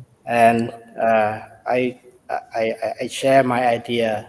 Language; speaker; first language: English; non-native, learner; Thai